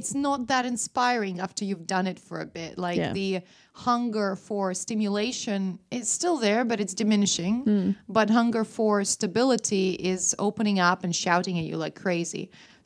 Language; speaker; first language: English; non-native, fluent; Russian